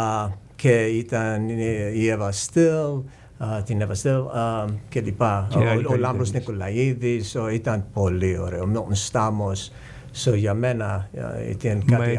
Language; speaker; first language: Greek; early bilingual, heritage; English